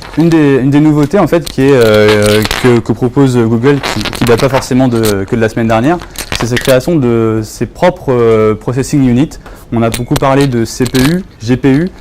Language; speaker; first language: French; native; French